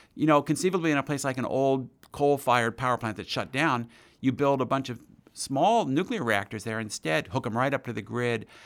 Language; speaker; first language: English; native; English